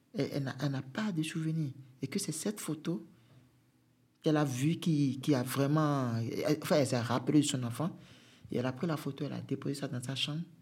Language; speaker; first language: French; non-native, local second language; Fon